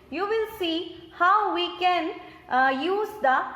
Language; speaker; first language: English; non-native, local second language; Punjabi